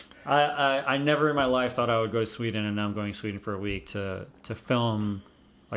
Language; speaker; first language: English; native; English